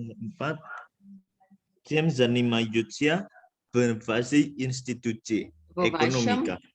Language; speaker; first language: Russian; non-native, learner; Indonesian